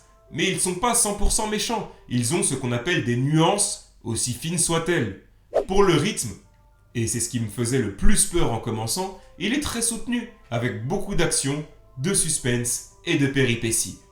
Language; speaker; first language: French; native; French